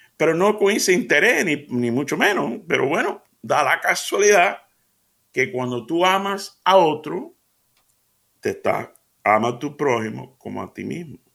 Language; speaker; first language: Spanish; early bilingual, heritage; Spanish